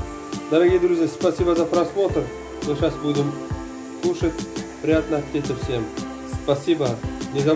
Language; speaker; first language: Russian; non-native, local second language; Uzbek